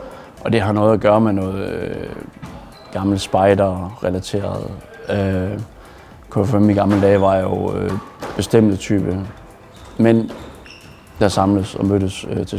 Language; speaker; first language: Danish; native; Danish